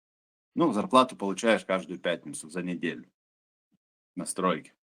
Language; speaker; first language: Russian; native; Russian